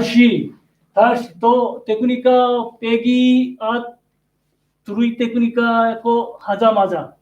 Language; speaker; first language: Czech; non-native, learner; Korean